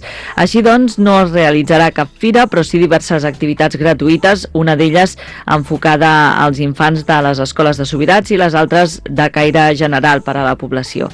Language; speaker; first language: Catalan; native; Catalan